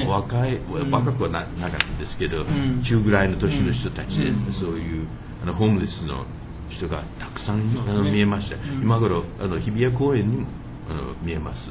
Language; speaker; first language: Japanese; early bilingual, heritage; English